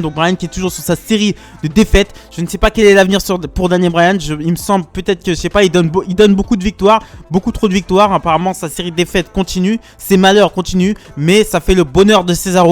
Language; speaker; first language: French; native; French